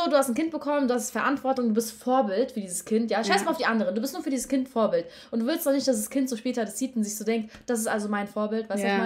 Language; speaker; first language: German; early bilingual, other home language; Albanian